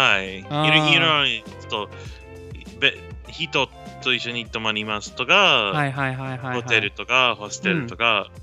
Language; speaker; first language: Japanese; non-native, learner; English